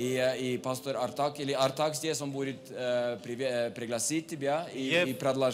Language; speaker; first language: Russian; non-native, fluent; Armenian